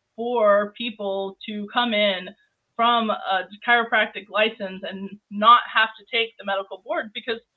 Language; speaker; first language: English; native; English